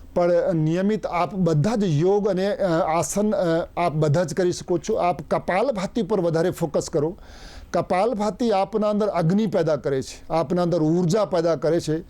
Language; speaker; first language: Gujarati; non-native, local second language; Hindi